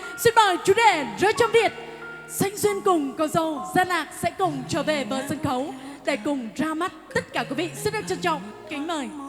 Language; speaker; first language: Vietnamese; non-native, local second language; Jarai